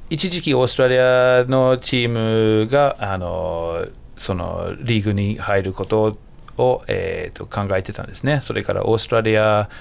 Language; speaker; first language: Japanese; non-native, fluent; English